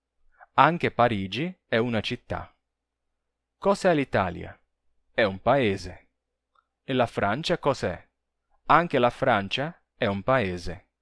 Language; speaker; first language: Italian; non-native, fluent; Portuguese